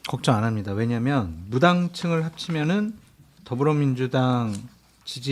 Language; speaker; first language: Korean; native; Korean